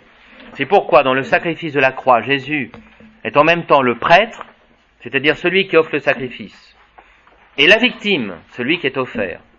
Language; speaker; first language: French; native; French